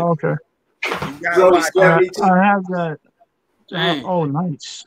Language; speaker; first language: English; native; English